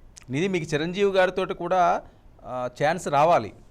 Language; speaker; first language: Telugu; native; Telugu